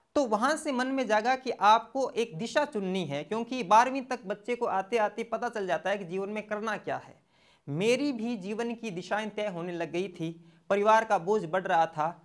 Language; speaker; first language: Hindi; native; Hindi